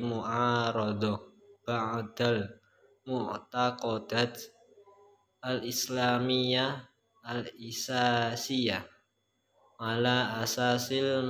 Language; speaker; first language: Arabic; non-native, learner; Indonesian